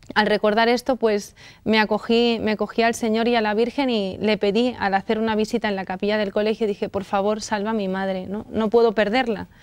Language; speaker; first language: Spanish; native; Spanish